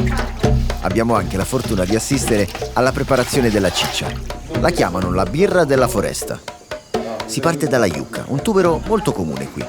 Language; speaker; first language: Italian; native; Italian